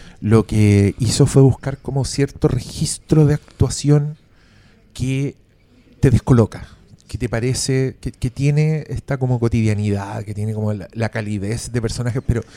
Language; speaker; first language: Spanish; native; Spanish